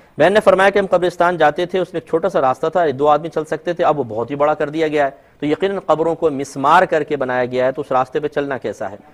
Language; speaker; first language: Urdu; native; Urdu